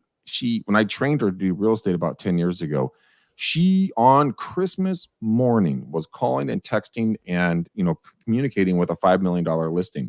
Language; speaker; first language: English; native; English